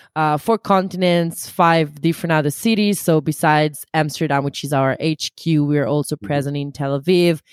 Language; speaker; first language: English; non-native, fluent; Italian